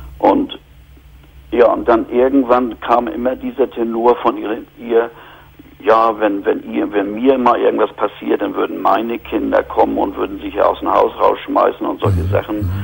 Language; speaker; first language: German; native; German